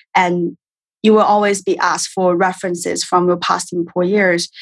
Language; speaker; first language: English; non-native, fluent; Chinese